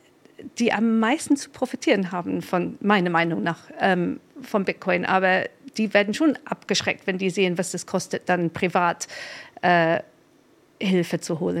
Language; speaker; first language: German; non-native, fluent; English